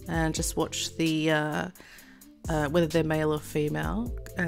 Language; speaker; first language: English; native; English